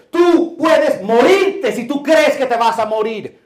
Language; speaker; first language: Spanish; native; Spanish